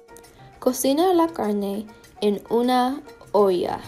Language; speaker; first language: Spanish; non-native, learner; English